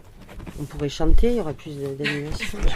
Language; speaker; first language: French; native; French